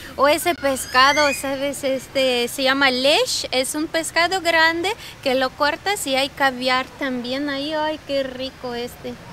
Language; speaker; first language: Spanish; non-native, fluent; Ukrainian